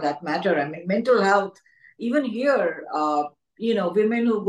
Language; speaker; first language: English; non-native, local second language; Hindi